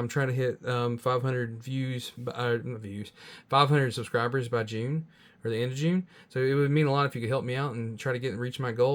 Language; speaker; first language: English; native; English